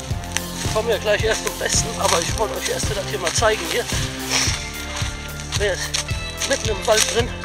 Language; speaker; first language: German; native; German